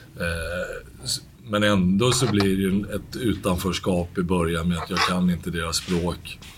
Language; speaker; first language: Swedish; native; Swedish